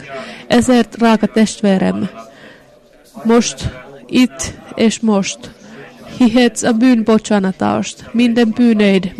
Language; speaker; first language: Hungarian; non-native, fluent; Finnish